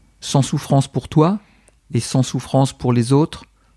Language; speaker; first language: French; non-native, learner; English